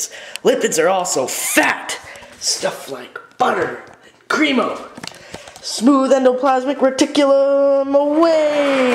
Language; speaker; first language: English; native; English